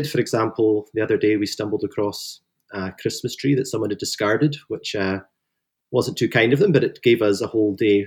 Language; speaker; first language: English; native; English